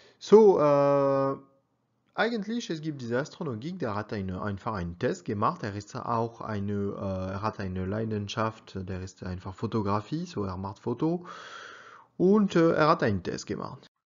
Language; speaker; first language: German; non-native, learner; French